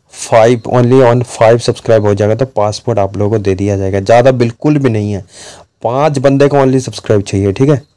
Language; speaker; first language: Hindi; non-native, local second language; Bangla